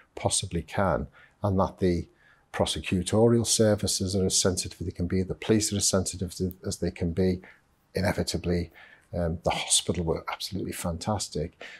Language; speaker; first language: English; native; English